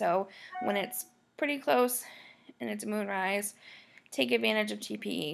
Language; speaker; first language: English; native; English